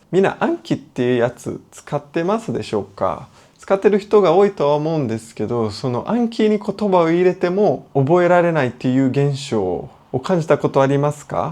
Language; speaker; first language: Japanese; non-native, fluent; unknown